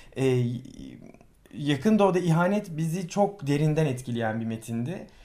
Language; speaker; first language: Turkish; native; Turkish